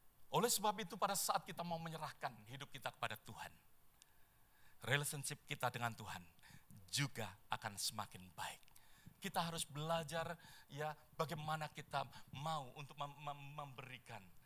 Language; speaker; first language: Indonesian; native; Indonesian